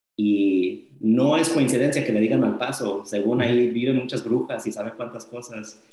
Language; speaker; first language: Spanish; early bilingual, heritage; Spanish